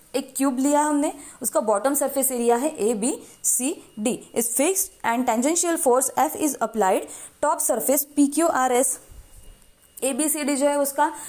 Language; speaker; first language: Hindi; non-native, local second language; Marathi